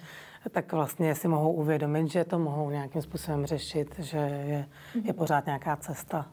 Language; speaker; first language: Czech; native; Czech